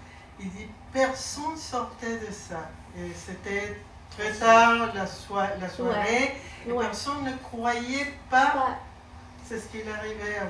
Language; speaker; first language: French; non-native, learner; Spanish